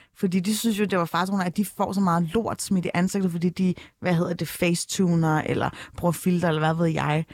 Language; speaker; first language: Danish; native; Danish